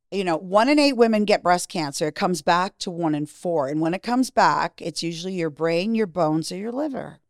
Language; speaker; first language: English; native; English